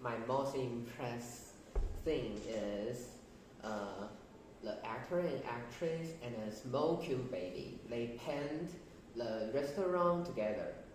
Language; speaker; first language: English; non-native, learner; Chinese